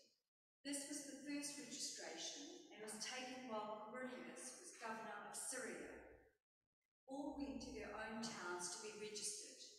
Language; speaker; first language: English; native; English